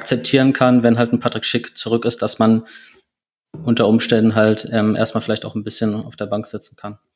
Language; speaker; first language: German; native; German